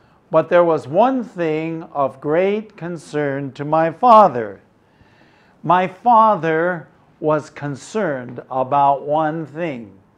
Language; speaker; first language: English; native; English